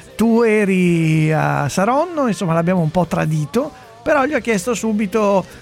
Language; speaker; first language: Italian; native; Italian